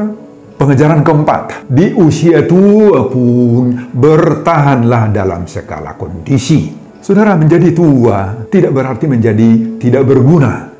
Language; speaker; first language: Indonesian; non-native, local second language; Batak Toba